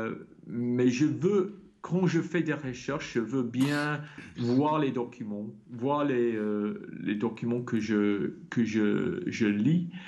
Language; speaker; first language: French; non-native, fluent; English